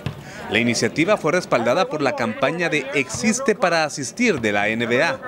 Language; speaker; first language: Spanish; native; Spanish